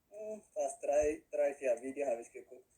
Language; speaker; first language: German; non-native, learner; Tigrinya